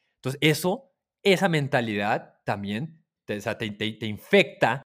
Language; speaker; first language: Spanish; native; Spanish